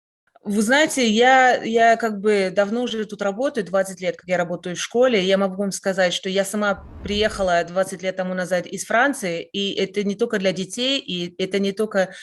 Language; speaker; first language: Russian; non-native, fluent; French